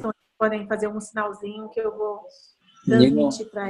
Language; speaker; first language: Portuguese; native; Portuguese